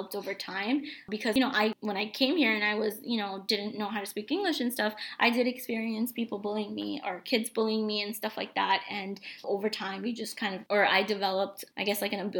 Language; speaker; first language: English; early bilingual, other home language; Bangla